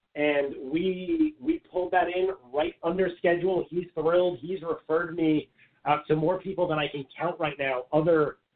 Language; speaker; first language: English; native; English